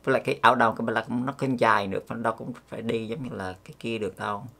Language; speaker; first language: Vietnamese; early bilingual, heritage; Vietnamese